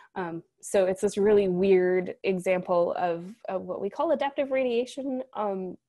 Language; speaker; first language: English; native; English